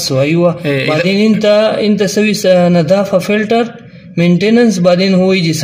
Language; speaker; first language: Arabic; non-native, learner; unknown